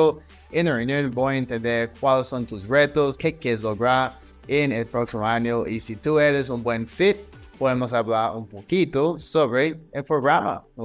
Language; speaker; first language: Spanish; non-native, fluent; English